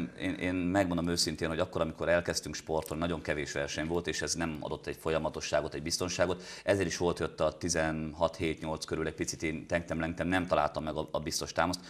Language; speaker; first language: Hungarian; native; Hungarian